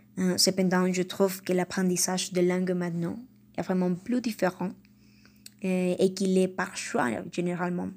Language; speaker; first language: French; non-native, fluent; Spanish